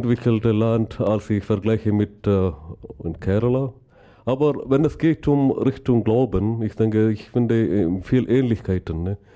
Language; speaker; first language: German; non-native, learner; Malayalam